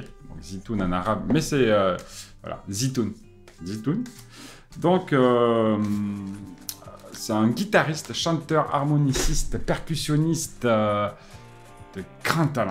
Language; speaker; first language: French; native; French